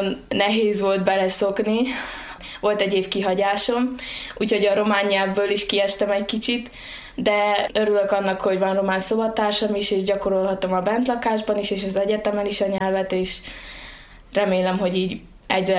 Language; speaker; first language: Hungarian; native; Hungarian